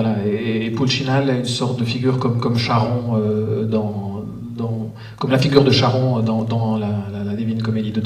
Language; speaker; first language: French; native; French